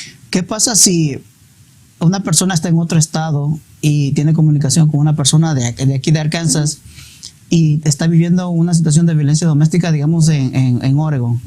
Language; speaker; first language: Spanish; native; Spanish